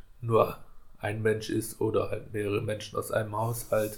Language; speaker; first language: German; native; German